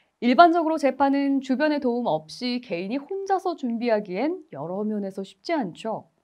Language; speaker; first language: Korean; native; Korean